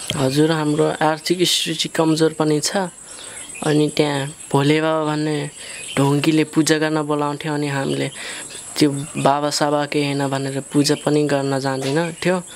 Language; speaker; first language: Nepali; non-native, local second language; Dangaura Tharu